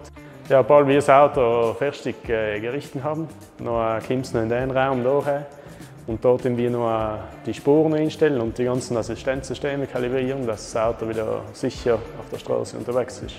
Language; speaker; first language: German; native; German